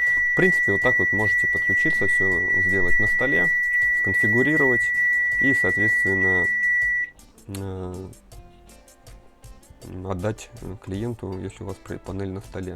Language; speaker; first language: Russian; native; Russian